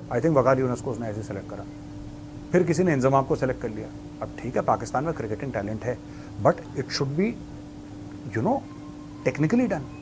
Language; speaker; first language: Hindi; native; Hindi